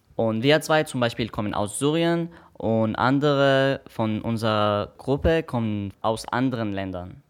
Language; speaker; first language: German; non-native, fluent; Arabic